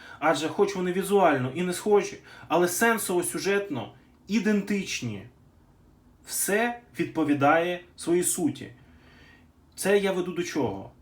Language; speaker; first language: Ukrainian; native; Ukrainian